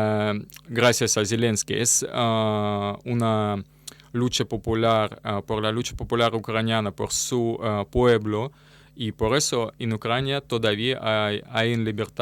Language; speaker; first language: Spanish; non-native, learner; Russian